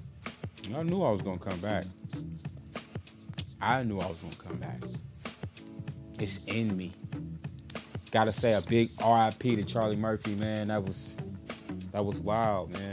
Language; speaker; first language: English; native; English